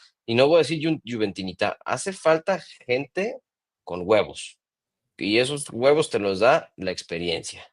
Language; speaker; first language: Spanish; native; Spanish